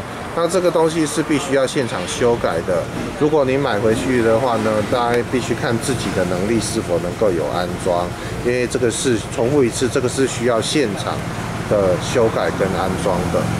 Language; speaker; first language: Chinese; native; Chinese